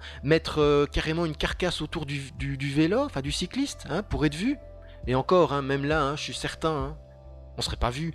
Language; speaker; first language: French; native; French